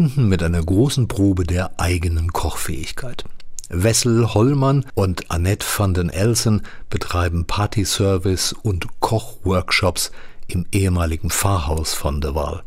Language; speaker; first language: German; native; German